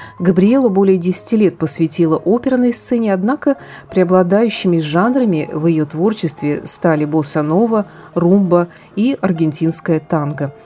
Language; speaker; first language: Russian; native; Russian